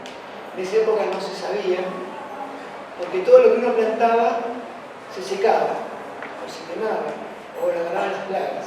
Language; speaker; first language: Spanish; native; Spanish